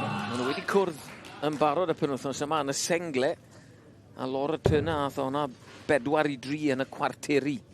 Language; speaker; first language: Welsh; native; Welsh